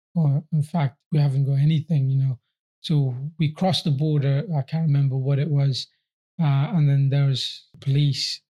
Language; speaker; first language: English; early bilingual, other home language; Persian